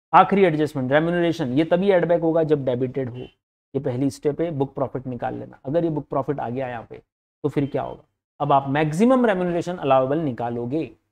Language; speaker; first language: Hindi; native; Hindi